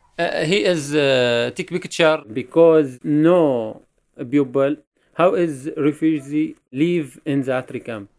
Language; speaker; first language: English; non-native, learner; Arabic